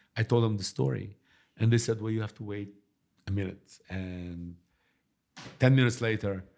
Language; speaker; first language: English; early bilingual, other home language; Russian